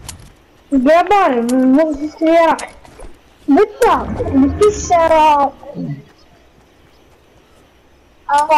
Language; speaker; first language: Swedish; early bilingual, other home language; Turkish